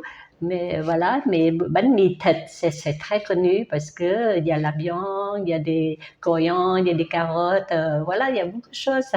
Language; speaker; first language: French; non-native, learner; Vietnamese